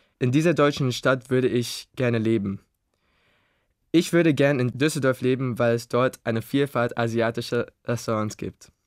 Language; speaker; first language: German; early bilingual, other home language; Indonesian